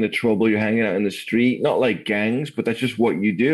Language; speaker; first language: English; native; English